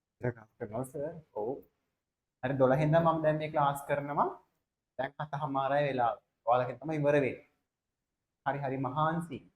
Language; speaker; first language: Sinhala; non-native, local second language; Tamil